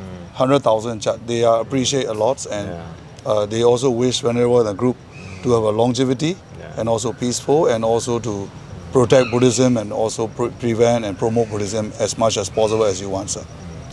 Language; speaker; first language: English; non-native, fluent; Burmese